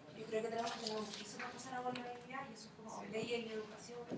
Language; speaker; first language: Spanish; native; Spanish